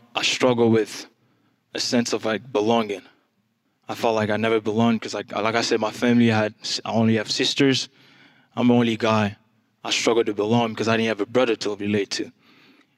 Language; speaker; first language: English; non-native, fluent; French